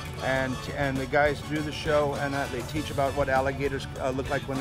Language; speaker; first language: English; native; English